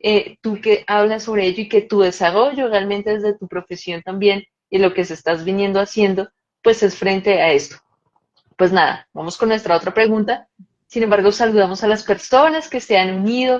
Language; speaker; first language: Spanish; native; Spanish